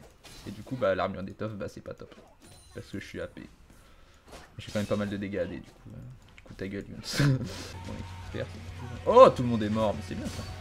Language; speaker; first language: French; native; French